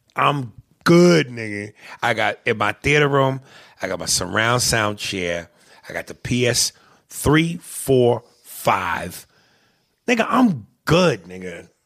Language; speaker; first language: English; native; English